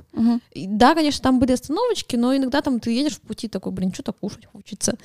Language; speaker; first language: Russian; native; Russian